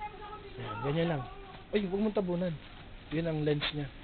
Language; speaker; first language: Filipino; native; Filipino